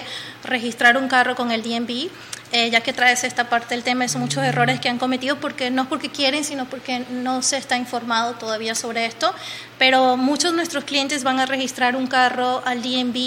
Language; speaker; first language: Spanish; native; Spanish